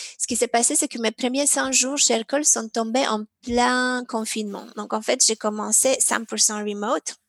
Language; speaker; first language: French; non-native, fluent; Romanian